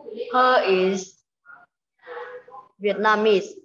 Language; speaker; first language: English; non-native, learner; Vietnamese